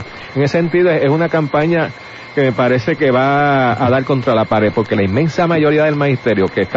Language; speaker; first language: Spanish; native; Spanish